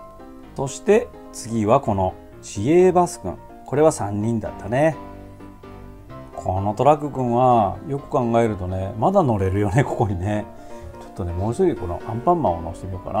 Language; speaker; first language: Japanese; native; Japanese